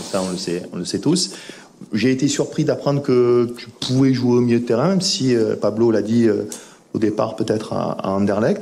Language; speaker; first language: French; native; French